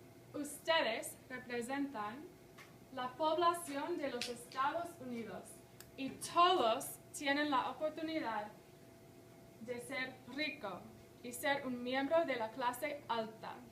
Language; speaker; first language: Spanish; non-native, fluent; English